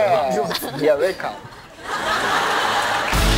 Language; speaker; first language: English; non-native, learner; Japanese